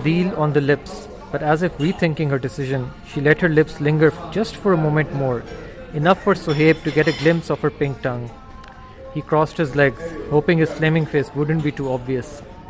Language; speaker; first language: English; non-native, local second language; Urdu